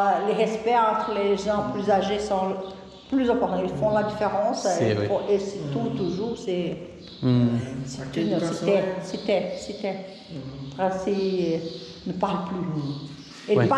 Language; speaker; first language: French; non-native, fluent; Portuguese